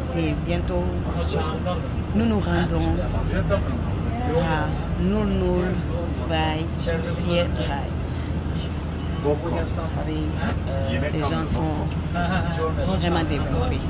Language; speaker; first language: French; non-native, local second language; Lingala